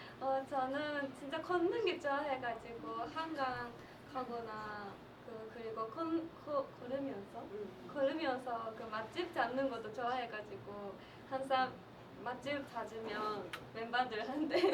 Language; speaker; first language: Korean; non-native, learner; Japanese